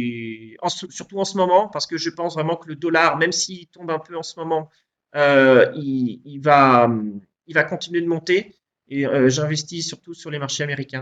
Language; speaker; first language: French; native; French